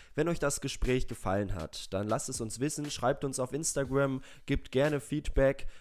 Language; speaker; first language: German; early bilingual, other home language; Portuguese